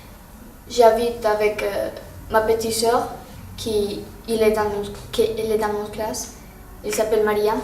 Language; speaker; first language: French; non-native, learner; Spanish